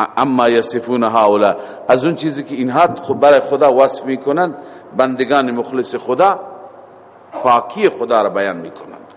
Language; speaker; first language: Persian; native; Persian